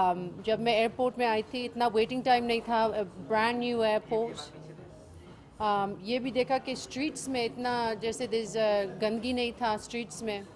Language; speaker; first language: Hindi; early bilingual, heritage; English